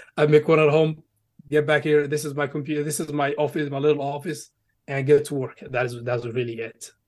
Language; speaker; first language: English; early bilingual, other home language; Arabic